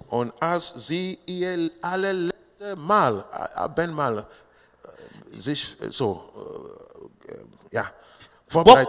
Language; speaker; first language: German; non-native, learner; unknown